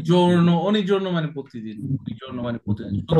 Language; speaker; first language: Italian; non-native, fluent; Bangla